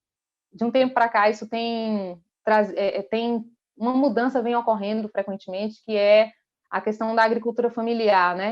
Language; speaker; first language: Portuguese; native; Portuguese